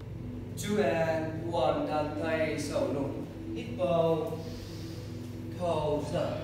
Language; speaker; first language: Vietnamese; non-native, learner; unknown